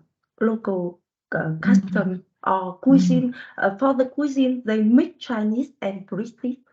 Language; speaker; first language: English; non-native, learner; Vietnamese